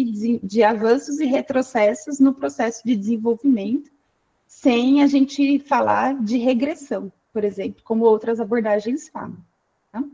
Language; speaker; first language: Portuguese; native; Portuguese